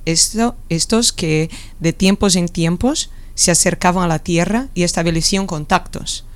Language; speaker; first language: Spanish; non-native, fluent; Portuguese